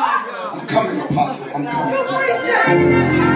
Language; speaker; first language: English; native; English